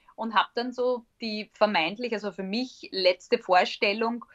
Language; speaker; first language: German; native; German